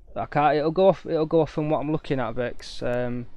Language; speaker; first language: English; native; English